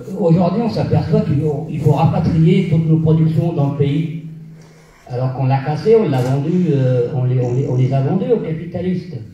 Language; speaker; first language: French; native; French